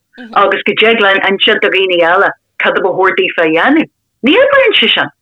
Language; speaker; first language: Irish; native; Irish